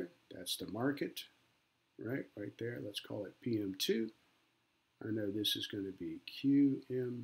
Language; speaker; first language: English; native; English